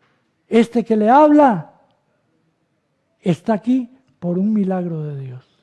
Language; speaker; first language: Spanish; native; Spanish